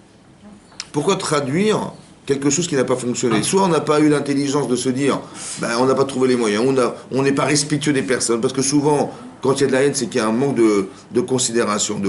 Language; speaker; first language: French; native; French